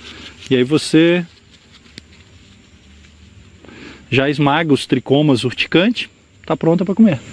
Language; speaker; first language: Portuguese; native; Portuguese